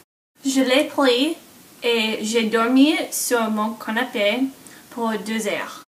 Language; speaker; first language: French; non-native, learner; English